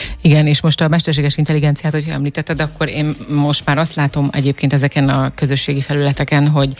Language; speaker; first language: Hungarian; native; Hungarian